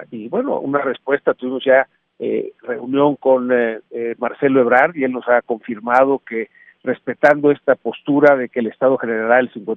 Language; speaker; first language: Spanish; native; Spanish